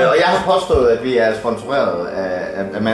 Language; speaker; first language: Danish; native; Danish